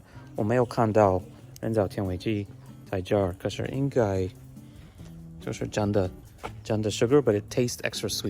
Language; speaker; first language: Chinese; non-native, learner; English